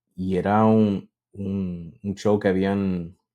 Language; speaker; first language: Spanish; early bilingual, heritage; Spanish